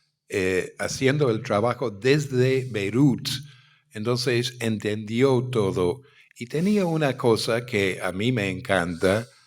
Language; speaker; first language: Spanish; non-native, fluent; English